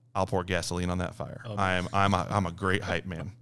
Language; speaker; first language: English; native; English